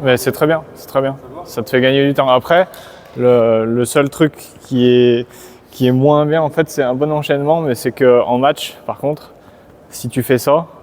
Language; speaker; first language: French; native; French